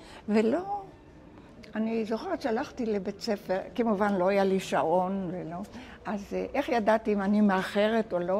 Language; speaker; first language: Hebrew; non-native, local second language; Ladino